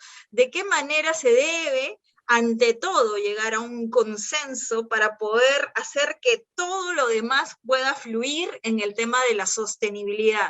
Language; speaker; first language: Spanish; native; Spanish